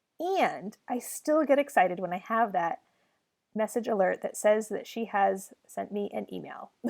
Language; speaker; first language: English; native; English